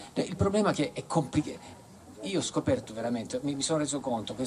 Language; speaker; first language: Italian; native; Italian